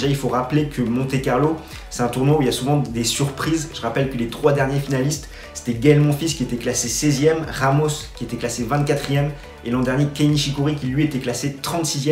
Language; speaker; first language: French; native; French